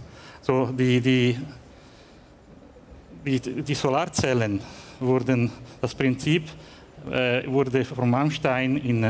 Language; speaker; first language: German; non-native, learner; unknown